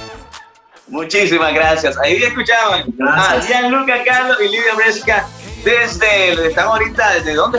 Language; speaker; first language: Spanish; native; Spanish